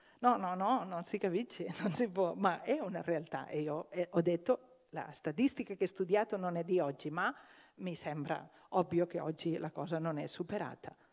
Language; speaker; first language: Italian; non-native, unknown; Catalan